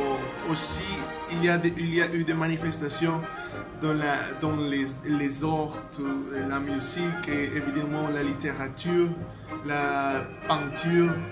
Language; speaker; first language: French; non-native, learner; Spanish